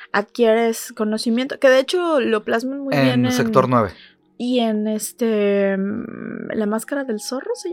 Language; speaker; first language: Spanish; native; Spanish